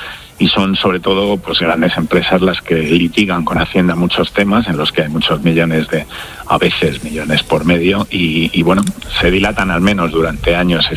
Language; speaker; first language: Spanish; native; Spanish